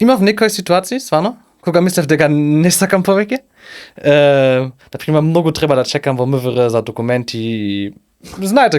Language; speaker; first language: Macedonian; non-native, learner; German